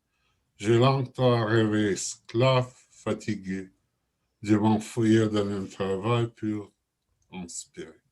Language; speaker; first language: French; non-native, learner; Russian